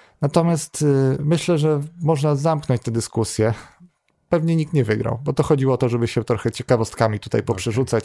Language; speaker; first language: Polish; native; Polish